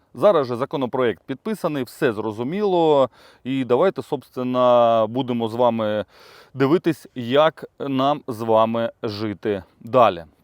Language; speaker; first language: Ukrainian; non-native, local second language; Russian